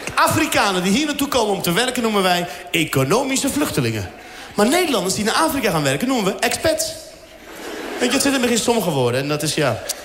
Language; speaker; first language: Dutch; early bilingual, other home language; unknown